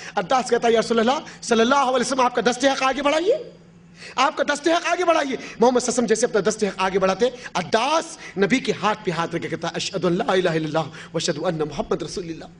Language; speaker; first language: Urdu; native; Urdu